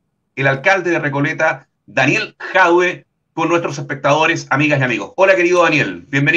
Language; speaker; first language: Spanish; native; Spanish